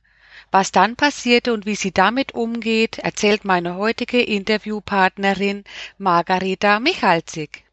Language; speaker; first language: German; native; German